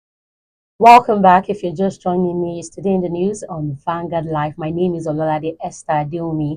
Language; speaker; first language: English; non-native, local second language; Yoruba